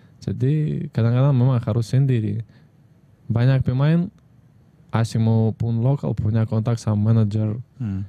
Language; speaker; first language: Indonesian; non-native, fluent; Russian